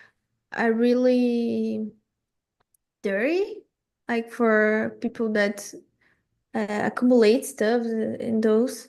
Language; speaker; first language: English; non-native, fluent; Portuguese